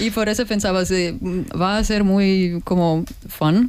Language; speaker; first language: Spanish; non-native, learner; Russian